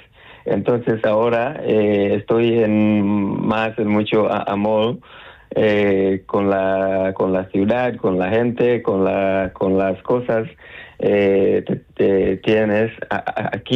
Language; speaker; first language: Spanish; non-native, learner; Swahili